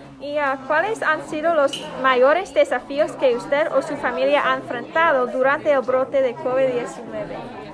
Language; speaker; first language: Spanish; non-native, fluent; English